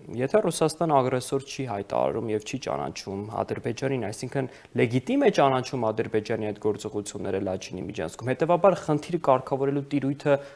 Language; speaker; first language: Armenian; native; Armenian